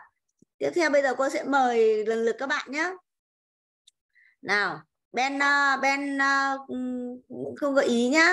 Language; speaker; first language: Vietnamese; native; Vietnamese